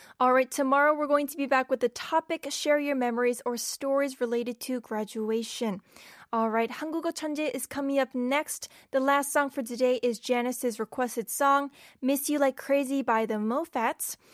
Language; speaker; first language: English; non-native, fluent; Korean